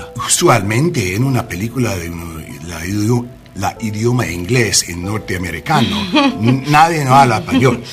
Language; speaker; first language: Spanish; non-native, learner; English